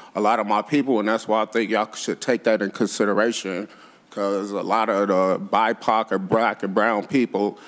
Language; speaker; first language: English; native; English